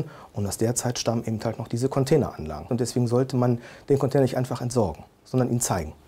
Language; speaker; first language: German; native; German